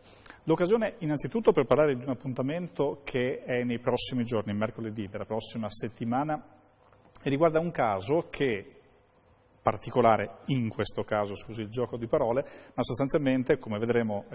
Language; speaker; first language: Italian; native; Italian